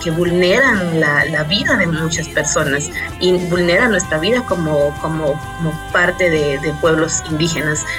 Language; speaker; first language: Spanish; non-native, local second language; Kaqchikel